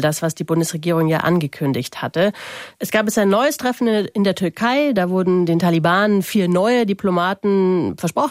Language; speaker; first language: German; native; German